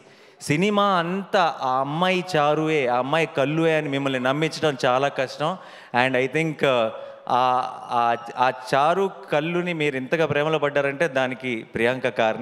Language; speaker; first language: Telugu; native; Telugu